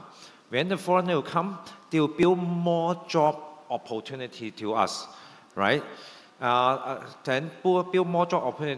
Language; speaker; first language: English; non-native, fluent; Cantonese